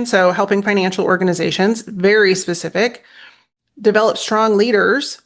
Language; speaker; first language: English; native; English